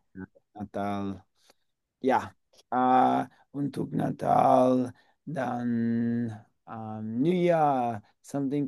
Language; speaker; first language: Indonesian; non-native, learner; English